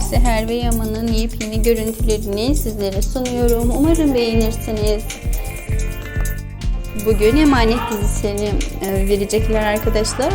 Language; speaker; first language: Turkish; native; Turkish